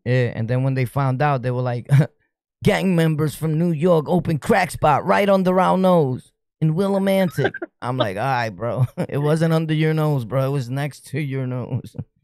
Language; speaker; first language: English; early bilingual, other home language; Spanish